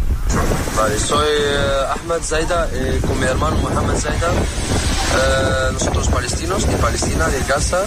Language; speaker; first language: Spanish; non-native, learner; Arabic